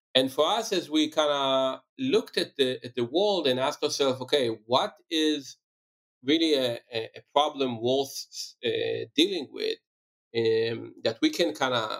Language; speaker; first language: English; non-native, fluent; Hebrew